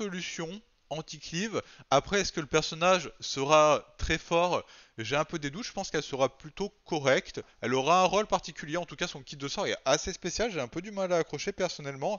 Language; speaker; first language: French; native; French